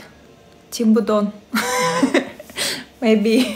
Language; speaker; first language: English; non-native, learner; Russian